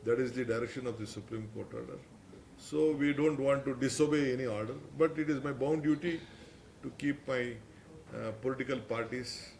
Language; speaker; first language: English; non-native, local second language; Kannada